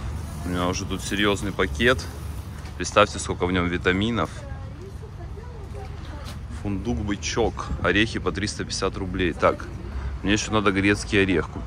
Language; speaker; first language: Russian; native; Russian